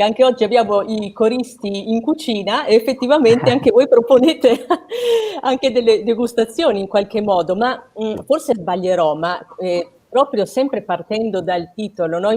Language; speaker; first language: Italian; native; Italian